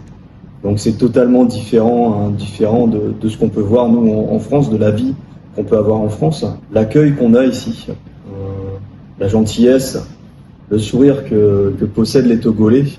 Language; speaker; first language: French; native; French